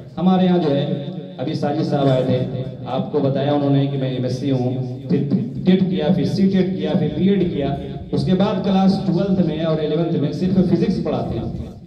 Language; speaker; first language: Urdu; native; Urdu